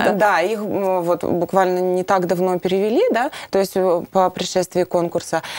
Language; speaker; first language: Russian; native; Russian